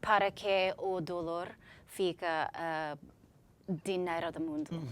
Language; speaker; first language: Portuguese; non-native, learner; English